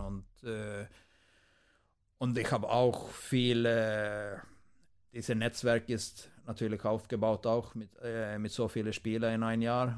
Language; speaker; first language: German; non-native, fluent; Swedish